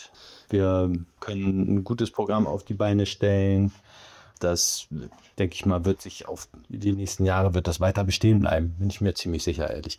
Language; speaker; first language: German; native; German